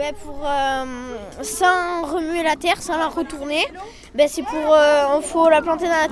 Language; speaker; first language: French; native; French